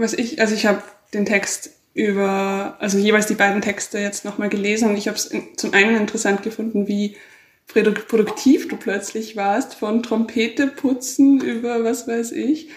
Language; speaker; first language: German; native; German